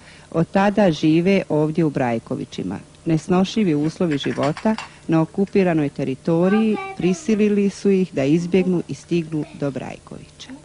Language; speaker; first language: Bosnian; native; Bosnian